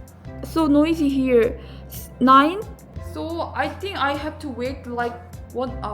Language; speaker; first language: English; non-native, learner; Korean